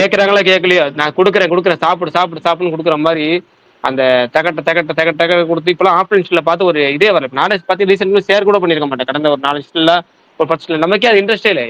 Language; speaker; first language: Tamil; native; Tamil